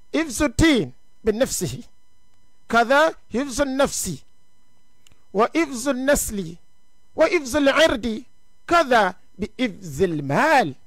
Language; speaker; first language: Arabic; non-native, fluent; Yoruba